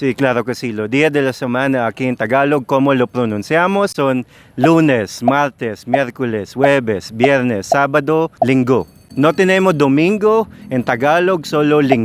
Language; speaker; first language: Spanish; non-native, fluent; Filipino